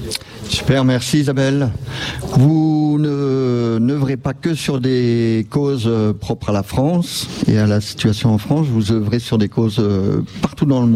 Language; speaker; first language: French; native; French